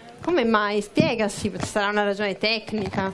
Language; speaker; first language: Italian; native; Italian